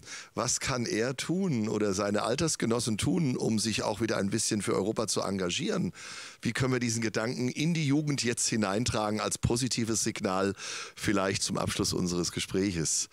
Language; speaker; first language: German; native; German